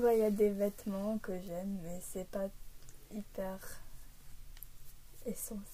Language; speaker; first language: French; early bilingual, heritage; English